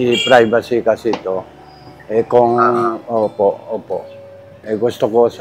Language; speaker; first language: Filipino; non-native, learner; Japanese